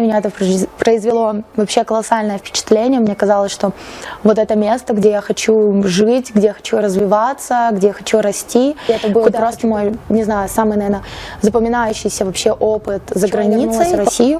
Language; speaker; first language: Russian; native; Russian